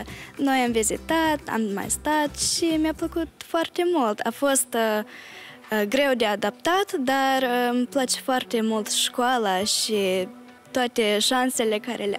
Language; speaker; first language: Romanian; early bilingual, heritage; Romanian